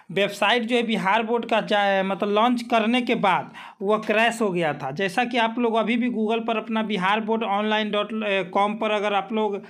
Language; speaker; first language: Hindi; native; Hindi